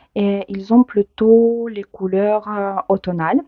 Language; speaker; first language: French; non-native, fluent; Ukrainian